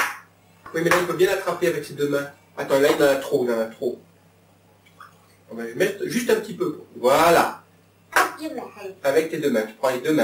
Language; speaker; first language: French; native; French